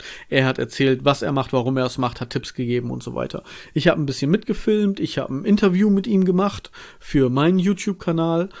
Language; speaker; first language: German; native; German